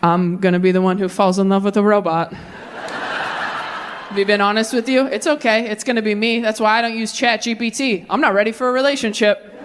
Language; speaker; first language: English; native; English